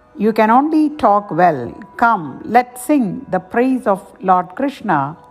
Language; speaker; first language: English; non-native, local second language; Tamil